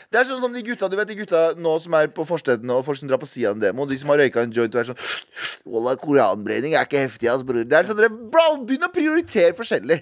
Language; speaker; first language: Norwegian; early bilingual, other home language; Kurdish